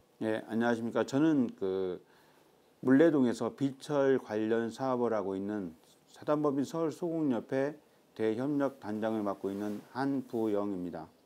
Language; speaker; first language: Korean; native; Korean